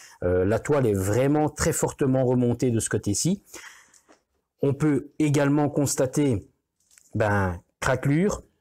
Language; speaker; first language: French; native; French